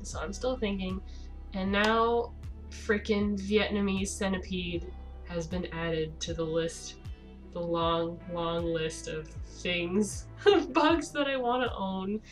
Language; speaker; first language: English; native; English